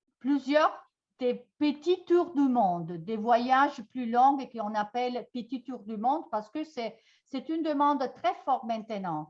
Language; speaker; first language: French; non-native, fluent; Italian